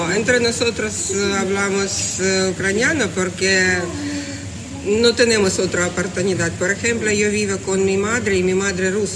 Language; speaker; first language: Spanish; non-native, learner; Russian